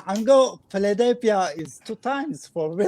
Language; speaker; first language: English; non-native, learner; Kurdish